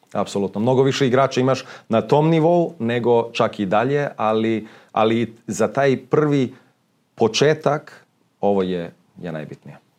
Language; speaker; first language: Serbian; early bilingual, heritage; Serbian